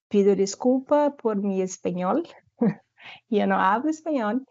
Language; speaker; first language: Spanish; non-native, fluent; Portuguese